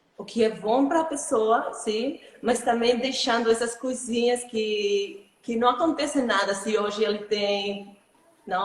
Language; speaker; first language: Portuguese; non-native, fluent; Spanish